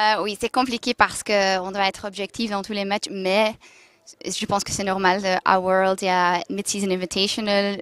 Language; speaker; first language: French; non-native, local second language; Dutch